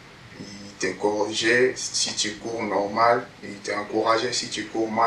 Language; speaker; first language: French; non-native, learner; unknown